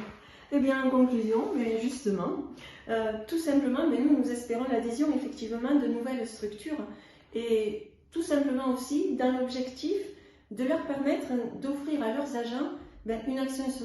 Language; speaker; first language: French; native; French